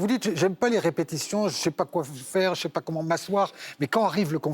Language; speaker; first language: French; native; French